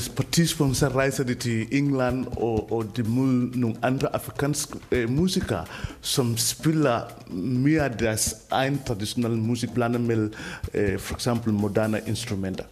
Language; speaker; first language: Danish; non-native, fluent; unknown